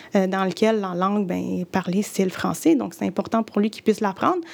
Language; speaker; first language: French; early bilingual, other home language; Spanish